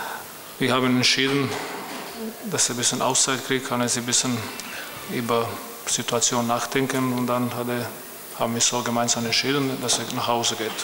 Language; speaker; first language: German; non-native, fluent; Croatian